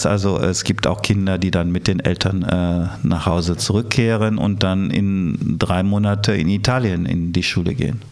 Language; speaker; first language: German; early bilingual, other home language; Italian